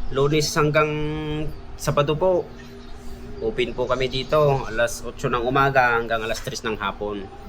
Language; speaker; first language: Filipino; non-native, local second language; Iloko